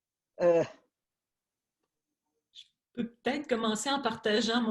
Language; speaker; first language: French; native; French